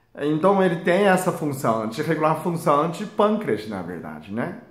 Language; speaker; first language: Portuguese; non-native, fluent; Chinese